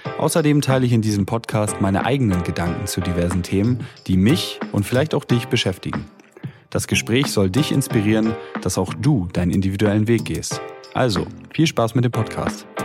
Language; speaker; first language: German; native; German